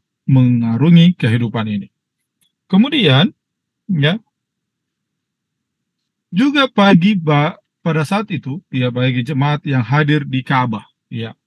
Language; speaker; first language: Indonesian; native; Indonesian